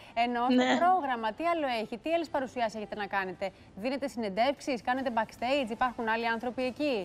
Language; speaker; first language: Greek; native; Greek